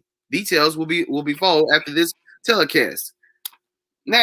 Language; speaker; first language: English; native; English